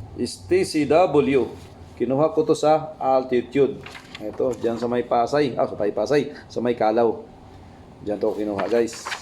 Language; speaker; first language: Filipino; non-native, local second language; Cebuano